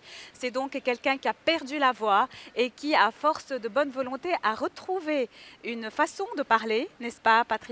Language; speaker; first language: French; native; French